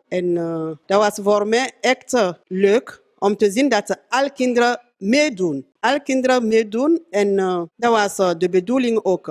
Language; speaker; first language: Dutch; non-native, fluent; French